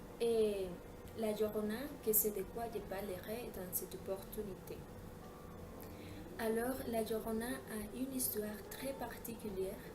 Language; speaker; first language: French; non-native, learner; Spanish